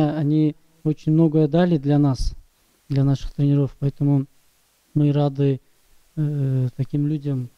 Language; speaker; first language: Russian; non-native, local second language; Kyrgyz